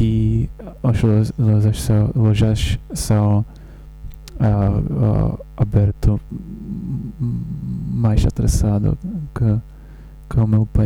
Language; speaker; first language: Portuguese; non-native, learner; Czech